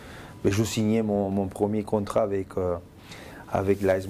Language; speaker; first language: French; non-native, fluent; Spanish